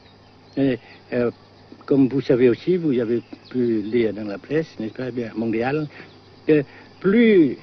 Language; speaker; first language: French; non-native, local second language; Vietnamese